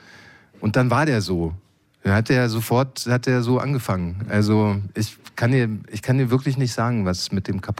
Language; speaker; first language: German; native; German